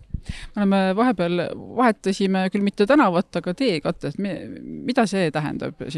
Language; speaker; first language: Estonian; native; Estonian